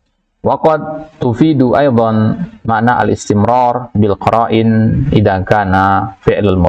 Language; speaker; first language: Arabic; non-native, fluent; Indonesian